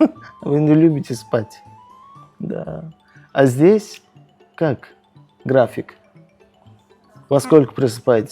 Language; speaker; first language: Russian; non-native, local second language; Tajik